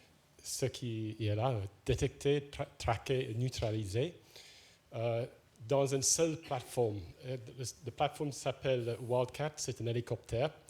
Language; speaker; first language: French; non-native, fluent; English